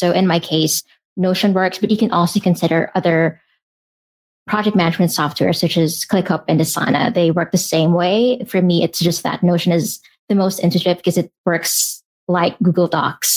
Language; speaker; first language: English; non-native, local second language; Filipino